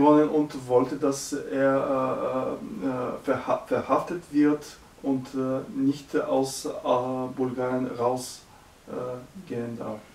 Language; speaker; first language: German; non-native, learner; Bulgarian